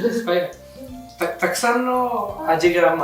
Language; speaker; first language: Japanese; non-native, fluent; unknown